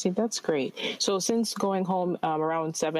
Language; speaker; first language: English; non-native, local second language; Akan